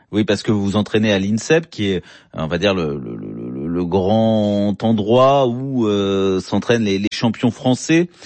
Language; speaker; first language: French; native; French